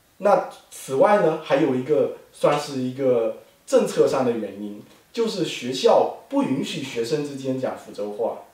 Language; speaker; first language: Chinese; native; Chinese